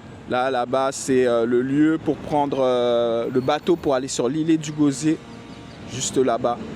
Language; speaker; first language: French; native; French